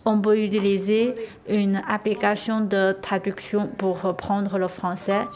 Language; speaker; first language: French; non-native, learner; Chinese